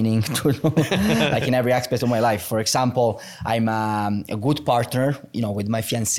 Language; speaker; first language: English; non-native, fluent; Italian